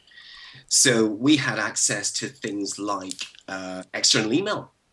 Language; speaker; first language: English; native; English